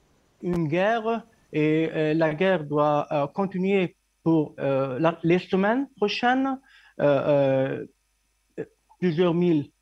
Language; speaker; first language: French; non-native, learner; Arabic